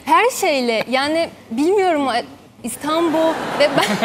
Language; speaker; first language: Turkish; non-native, fluent; Portuguese